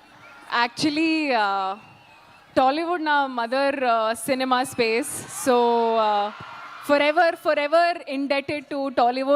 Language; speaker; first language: Telugu; non-native, learner; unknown